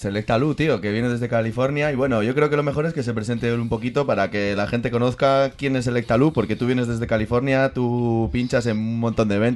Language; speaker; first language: Spanish; native; Spanish